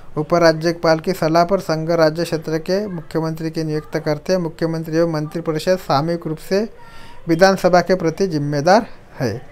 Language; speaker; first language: Hindi; non-native, local second language; Marathi